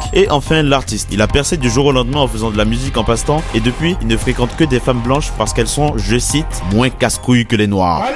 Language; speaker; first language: French; non-native, local second language; Fon